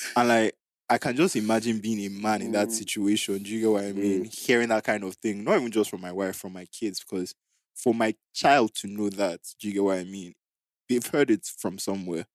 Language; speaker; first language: English; non-native, local second language; Igbo